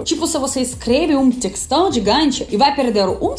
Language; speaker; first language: Portuguese; non-native, fluent; Russian